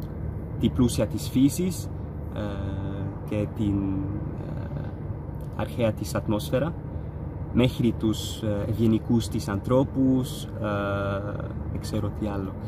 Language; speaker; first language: Greek; non-native, fluent; Arabic